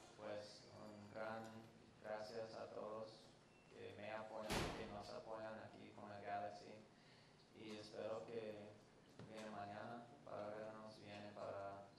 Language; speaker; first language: Spanish; non-native, fluent; English